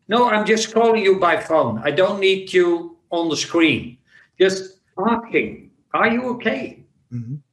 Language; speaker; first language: English; non-native, fluent; Dutch